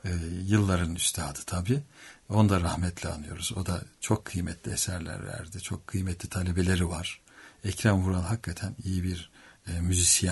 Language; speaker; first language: Turkish; native; Turkish